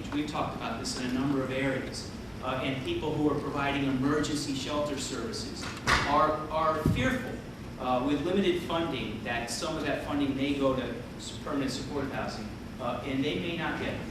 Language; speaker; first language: English; native; English